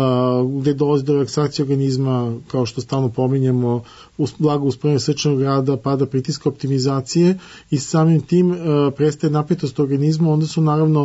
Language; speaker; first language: Serbian; native; Serbian